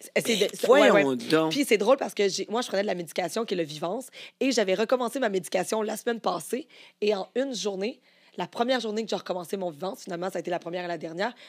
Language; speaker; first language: French; native; French